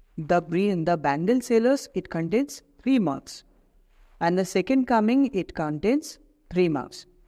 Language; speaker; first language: English; non-native, local second language; Bangla